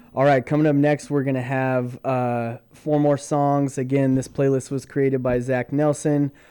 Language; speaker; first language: English; native; English